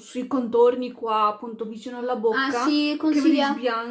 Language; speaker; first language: Italian; early bilingual, other home language; Arabic